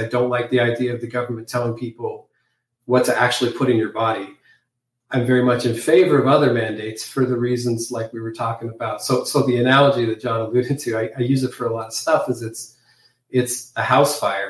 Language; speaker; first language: English; native; English